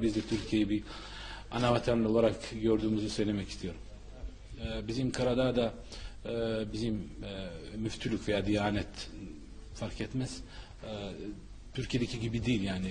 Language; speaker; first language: Turkish; non-native, fluent; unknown